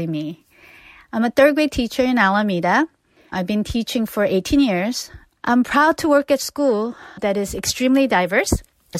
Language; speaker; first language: English; non-native, fluent; Korean